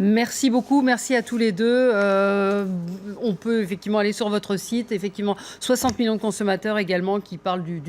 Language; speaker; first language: French; native; French